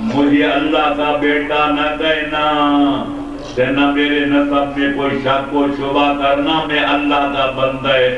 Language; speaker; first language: Urdu; non-native, local second language; Punjabi